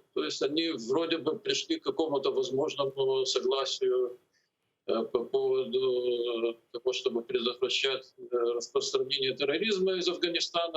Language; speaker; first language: Russian; native; Russian